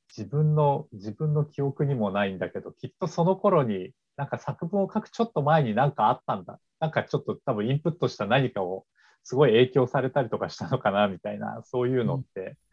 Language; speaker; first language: Japanese; native; Japanese